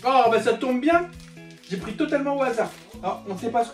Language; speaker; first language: French; native; French